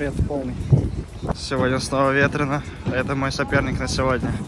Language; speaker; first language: Russian; native; Russian